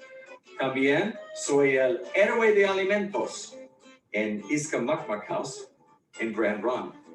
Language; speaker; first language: Spanish; non-native, learner; English